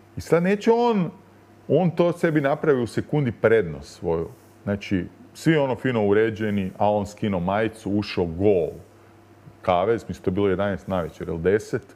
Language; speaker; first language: Croatian; native; Croatian